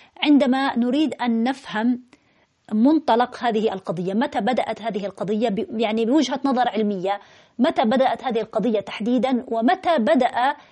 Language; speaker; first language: Arabic; native; Arabic